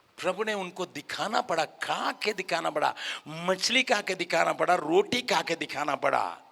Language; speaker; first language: Hindi; non-native, local second language; Tamil